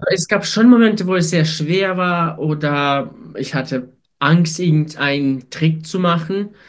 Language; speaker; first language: German; non-native, fluent; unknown